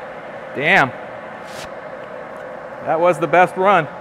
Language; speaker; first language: English; native; English